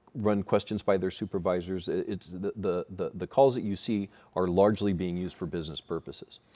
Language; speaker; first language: English; native; English